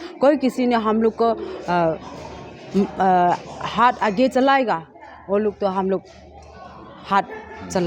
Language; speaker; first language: Hindi; non-native, local second language; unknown